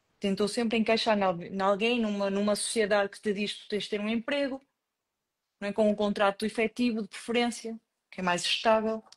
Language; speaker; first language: Portuguese; non-native, fluent; Spanish